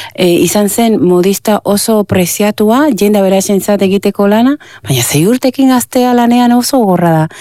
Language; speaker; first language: Basque; non-native, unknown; Spanish